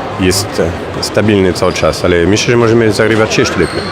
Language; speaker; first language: Polish; non-native, learner; French